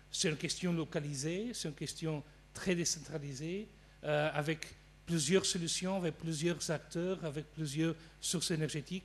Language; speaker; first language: French; non-native, fluent; Portuguese